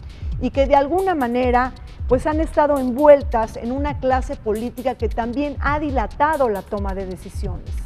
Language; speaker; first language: Spanish; native; Spanish